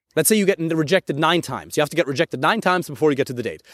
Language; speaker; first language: English; non-native, fluent; German